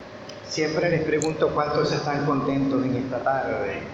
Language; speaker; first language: Spanish; native; Spanish